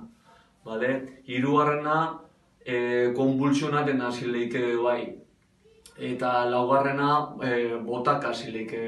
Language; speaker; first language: Basque; native; Basque